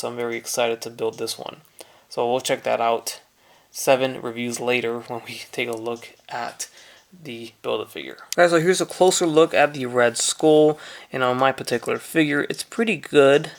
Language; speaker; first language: English; native; English